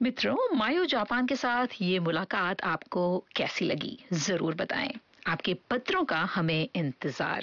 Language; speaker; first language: Hindi; native; Hindi